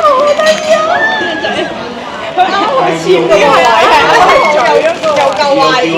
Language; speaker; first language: Cantonese; native; Cantonese